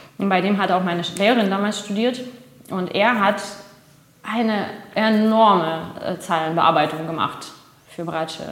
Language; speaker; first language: German; non-native, fluent; Russian